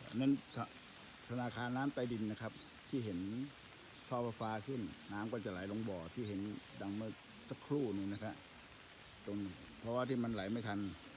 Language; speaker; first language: Thai; native; Thai